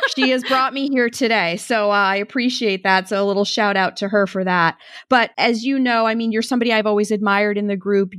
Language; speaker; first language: English; native; English